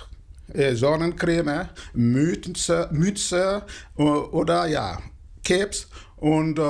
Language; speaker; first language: German; non-native, fluent; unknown